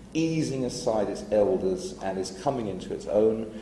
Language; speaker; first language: English; native; English